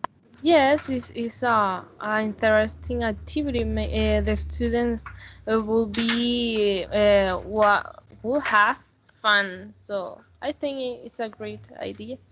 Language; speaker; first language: English; non-native, learner; Spanish